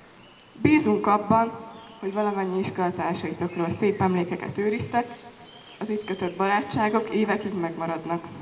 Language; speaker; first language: Hungarian; native; Hungarian